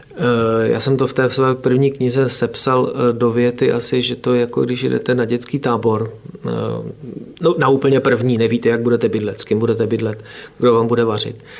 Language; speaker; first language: Czech; native; Czech